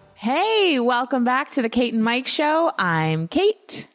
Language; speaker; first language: English; native; English